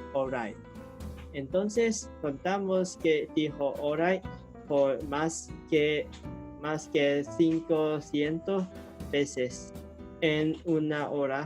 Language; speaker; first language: Spanish; non-native, learner; Cantonese